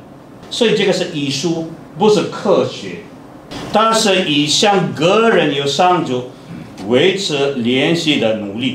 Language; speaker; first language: Chinese; non-native, fluent; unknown